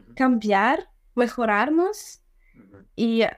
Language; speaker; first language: Spanish; non-native, fluent; Ukrainian